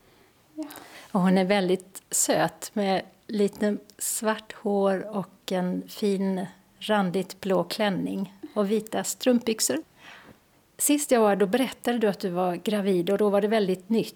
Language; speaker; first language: Swedish; native; Swedish